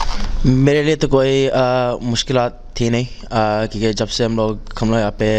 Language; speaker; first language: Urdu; early bilingual, heritage; Urdu